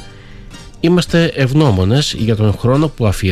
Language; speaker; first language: Greek; native; Greek